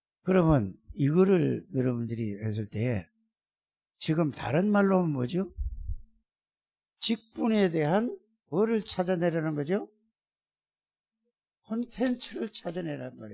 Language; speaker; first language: Korean; native; Korean